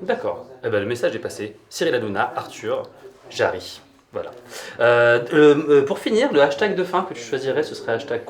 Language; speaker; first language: French; native; French